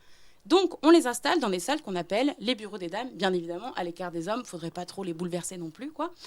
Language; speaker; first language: French; native; French